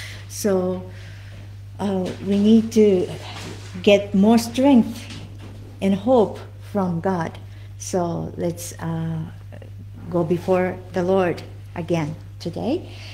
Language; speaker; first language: English; non-native, fluent; Japanese